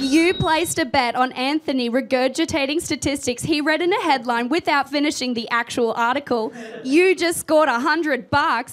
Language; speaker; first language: English; native; English